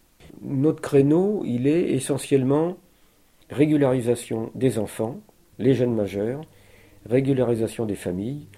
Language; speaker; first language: French; native; French